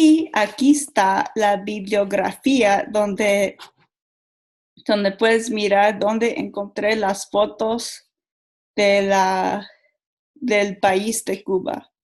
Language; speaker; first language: Spanish; non-native, learner; English